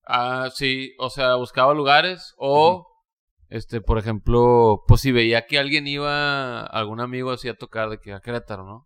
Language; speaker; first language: Spanish; native; Spanish